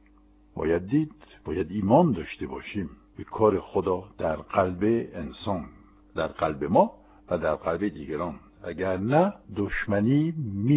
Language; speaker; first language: Persian; non-native, fluent; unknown